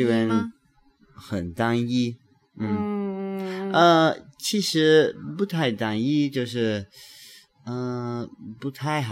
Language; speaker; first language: Chinese; non-native, learner; English